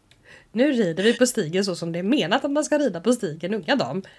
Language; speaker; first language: Swedish; native; Swedish